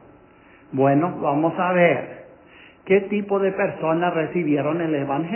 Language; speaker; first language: Spanish; non-native, fluent; English